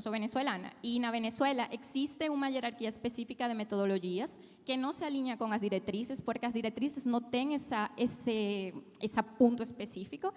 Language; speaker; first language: Portuguese; non-native, fluent; Spanish